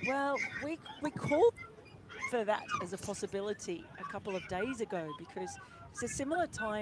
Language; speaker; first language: English; native; English